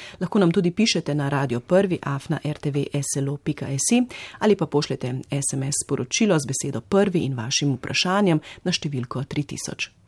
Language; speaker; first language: Slovenian; native; Slovenian